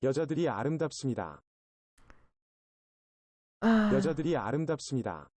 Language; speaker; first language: Korean; non-native, learner; English